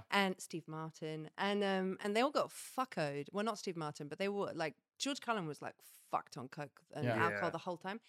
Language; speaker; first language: English; native; English